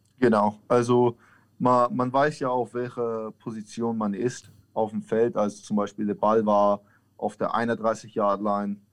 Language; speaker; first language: German; native; German